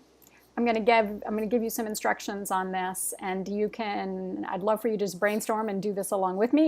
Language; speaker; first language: English; native; English